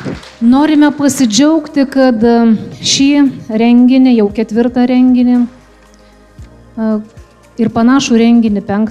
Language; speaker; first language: Lithuanian; native; Lithuanian